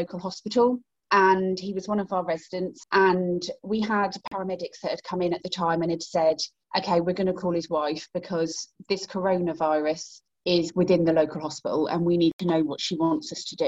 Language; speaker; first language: English; native; English